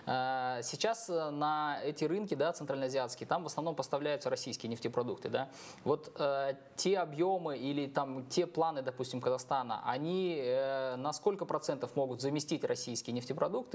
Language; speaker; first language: Russian; native; Russian